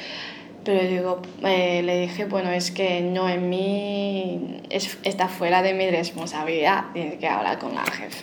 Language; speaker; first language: Spanish; non-native, fluent; Chinese